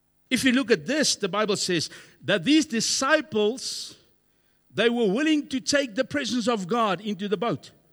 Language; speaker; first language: English; non-native, local second language; Afrikaans